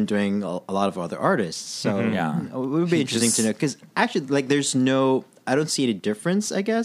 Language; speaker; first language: English; non-native, local second language; Filipino